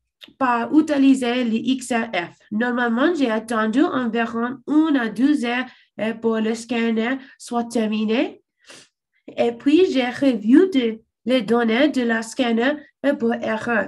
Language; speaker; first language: French; non-native, learner; English